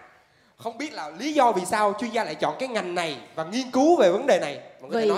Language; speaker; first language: Vietnamese; native; Vietnamese